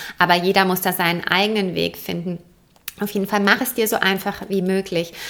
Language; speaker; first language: German; native; German